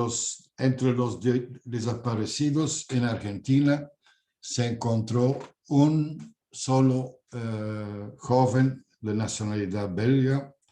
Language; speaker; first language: Spanish; non-native, fluent; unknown